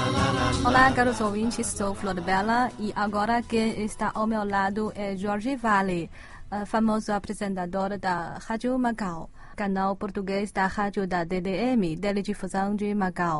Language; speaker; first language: Portuguese; non-native, fluent; Chinese